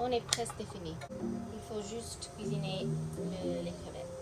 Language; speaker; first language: French; non-native, fluent; English